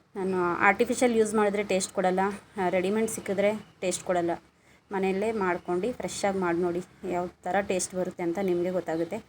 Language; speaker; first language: Kannada; non-native, local second language; Urdu